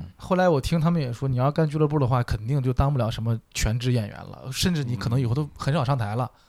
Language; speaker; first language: Chinese; native; Chinese